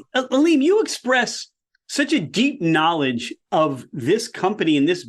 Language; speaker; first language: English; native; English